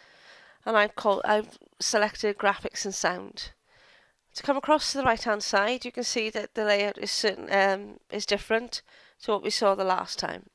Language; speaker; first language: English; native; English